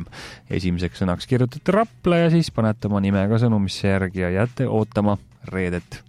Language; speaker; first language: Estonian; native; Estonian